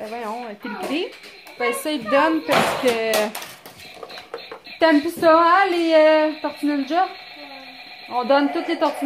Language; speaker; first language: French; native; French